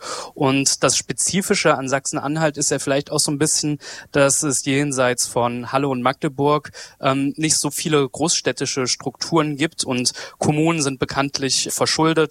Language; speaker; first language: German; native; German